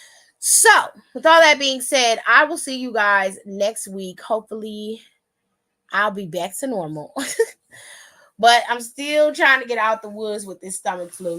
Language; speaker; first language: English; native; English